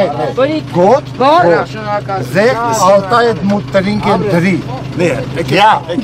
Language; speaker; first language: Dutch; non-native, learner; Armenian